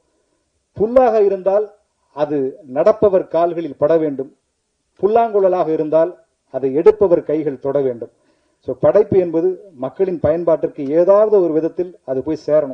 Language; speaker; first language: Tamil; native; Tamil